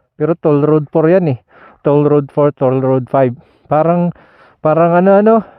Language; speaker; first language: Filipino; native; Filipino